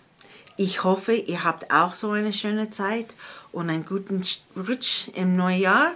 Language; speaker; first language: German; non-native, fluent; English